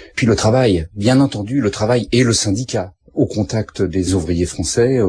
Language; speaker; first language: French; native; French